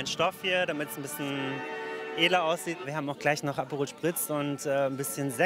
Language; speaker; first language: German; non-native, fluent; Italian